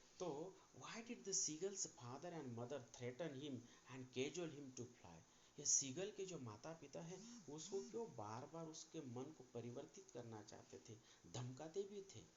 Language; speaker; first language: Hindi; non-native, local second language; Marathi